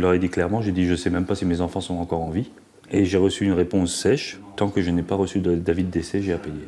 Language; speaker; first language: French; native; French